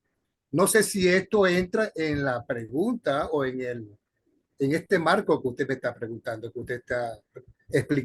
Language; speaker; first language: Spanish; native; Spanish